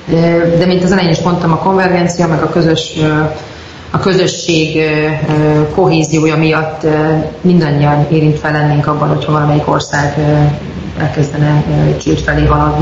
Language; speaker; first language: Hungarian; native; Hungarian